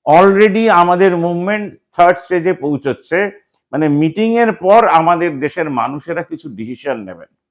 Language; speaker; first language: Bangla; native; Bangla